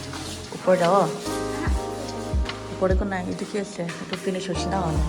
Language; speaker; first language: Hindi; non-native, local second language; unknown